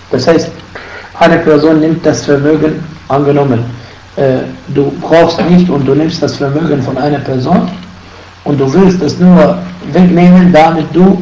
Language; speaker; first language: German; non-native, fluent; Arabic